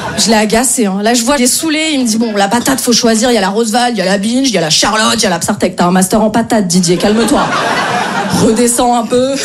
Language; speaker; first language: French; native; French